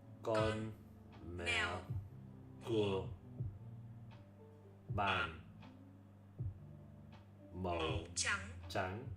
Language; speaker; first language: Vietnamese; non-native, learner; English